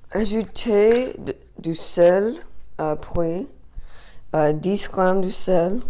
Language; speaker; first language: French; non-native, learner; English